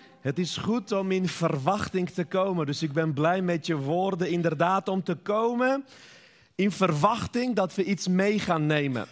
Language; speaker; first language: Dutch; non-native, fluent; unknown